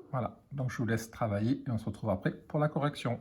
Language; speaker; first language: French; native; French